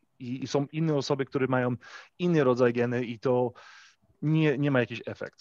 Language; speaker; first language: Polish; early bilingual, heritage; English